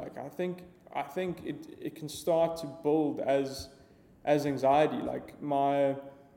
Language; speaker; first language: English; native; English